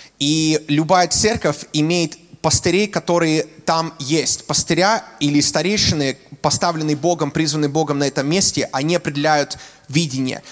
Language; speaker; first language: Russian; early bilingual, heritage; Russian